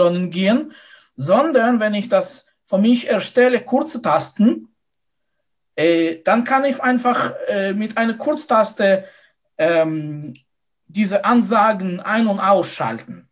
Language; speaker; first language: German; non-native, fluent; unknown